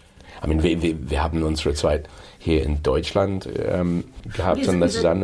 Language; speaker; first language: German; non-native, fluent; English